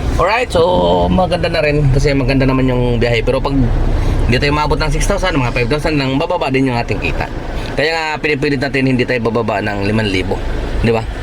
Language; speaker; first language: Filipino; native; Filipino